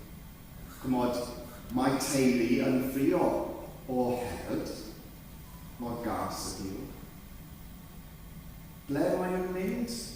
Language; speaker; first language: Welsh; native; Welsh